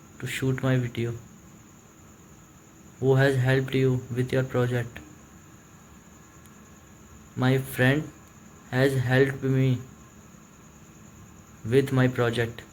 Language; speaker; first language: English; non-native, learner; Hindi